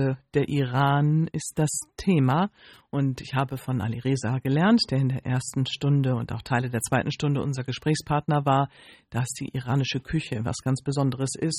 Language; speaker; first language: German; native; German